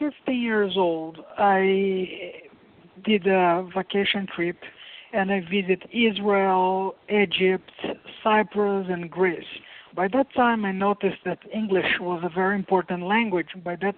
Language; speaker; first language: English; non-native, fluent; Portuguese